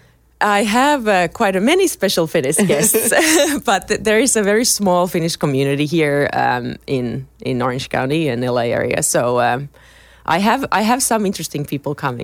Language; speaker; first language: English; non-native, fluent; Finnish